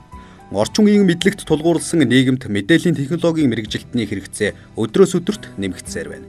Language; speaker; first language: Mongolian; native; Mongolian